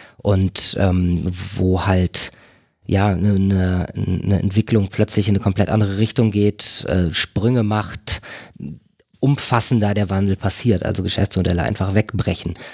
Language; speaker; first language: German; native; German